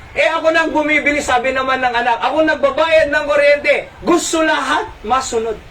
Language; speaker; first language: Filipino; non-native, local second language; Iloko